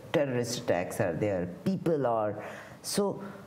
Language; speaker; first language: English; non-native, local second language; Urdu